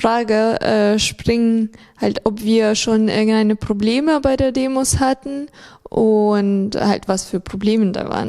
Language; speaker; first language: German; non-native, fluent; Ukrainian